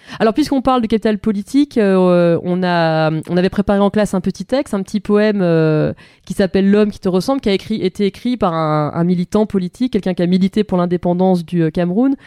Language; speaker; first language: French; native; French